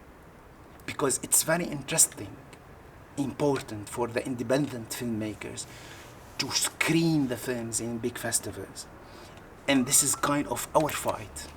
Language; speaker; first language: English; non-native, learner; Arabic